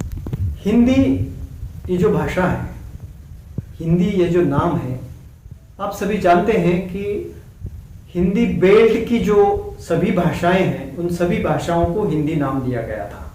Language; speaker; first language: Hindi; non-native, local second language; Konkani